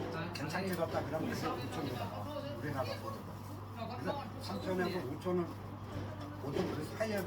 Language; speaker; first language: Korean; native; Korean